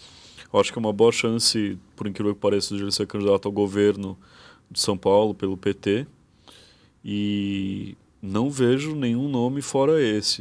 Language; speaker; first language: Portuguese; native; Portuguese